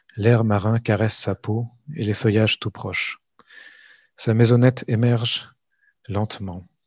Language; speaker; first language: French; native; French